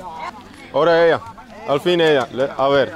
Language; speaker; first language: Spanish; non-native, learner; English